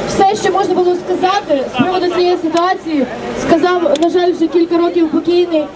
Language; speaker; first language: Ukrainian; non-native, local second language; Russian